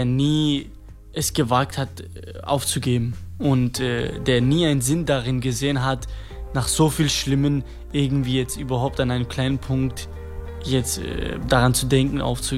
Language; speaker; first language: German; non-native, fluent; Kurdish